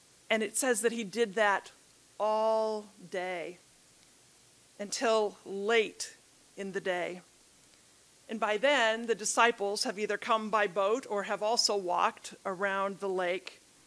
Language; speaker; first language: English; native; English